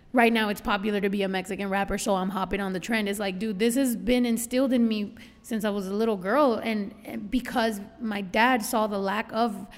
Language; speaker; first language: English; early bilingual, other home language; Spanish